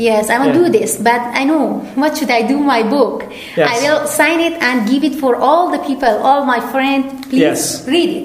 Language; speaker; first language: English; non-native, learner; Persian